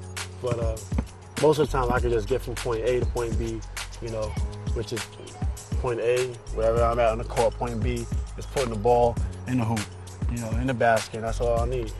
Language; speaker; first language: English; native; English